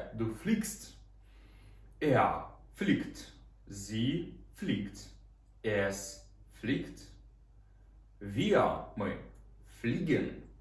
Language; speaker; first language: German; non-native, fluent; Ukrainian